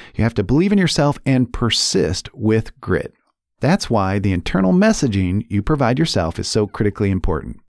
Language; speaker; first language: English; native; English